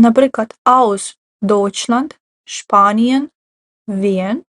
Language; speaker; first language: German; non-native, fluent; Ukrainian